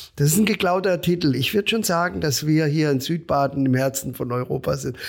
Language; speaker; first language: German; native; German